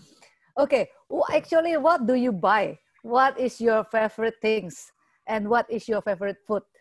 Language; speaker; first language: English; non-native, learner; Indonesian